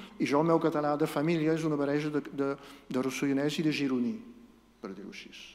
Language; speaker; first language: Catalan; non-native, local second language; French